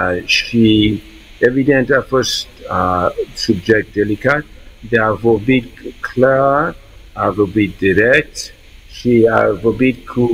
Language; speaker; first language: Romanian; early bilingual, heritage; English